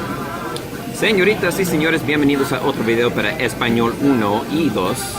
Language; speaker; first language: Spanish; non-native, fluent; English